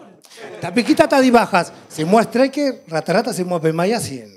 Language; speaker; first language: Indonesian; non-native, fluent; Spanish